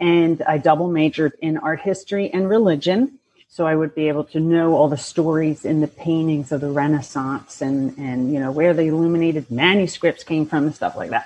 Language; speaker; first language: English; native; English